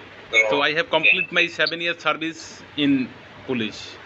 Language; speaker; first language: English; non-native, learner; Bangla